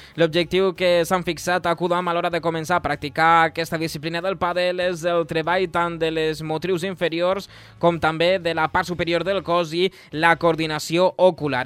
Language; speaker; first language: Catalan; native; Catalan